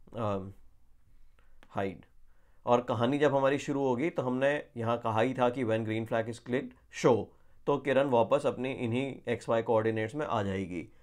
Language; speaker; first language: Hindi; native; Hindi